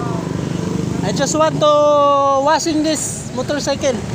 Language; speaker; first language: English; non-native, learner; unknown